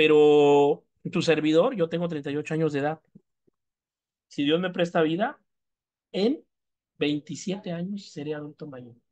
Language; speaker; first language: Spanish; native; Spanish